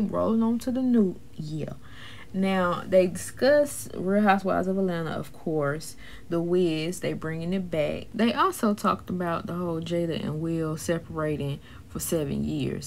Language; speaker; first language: English; native; English